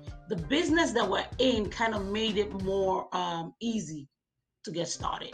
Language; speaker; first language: English; non-native, local second language; Igbo